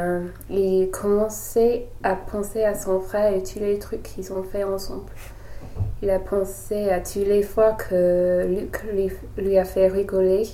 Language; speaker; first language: French; non-native, learner; English